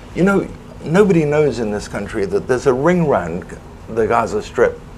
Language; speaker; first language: English; native; English